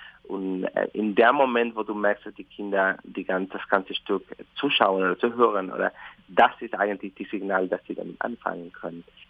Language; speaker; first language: German; non-native, fluent; Spanish